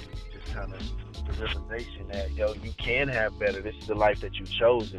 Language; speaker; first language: English; native; English